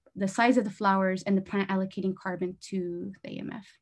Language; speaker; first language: English; native; English